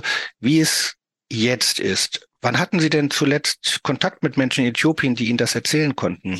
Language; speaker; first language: German; native; German